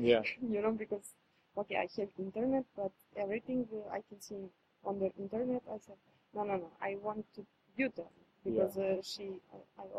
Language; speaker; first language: English; non-native, fluent; Serbian